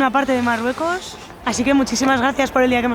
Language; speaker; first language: Spanish; native; Spanish